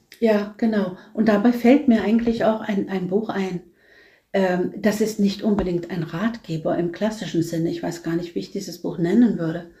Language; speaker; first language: German; non-native, fluent; Norwegian